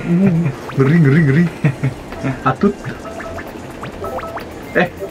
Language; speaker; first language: Indonesian; native; Indonesian